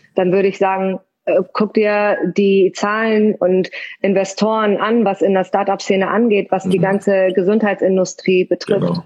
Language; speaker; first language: German; early bilingual, other home language; Persian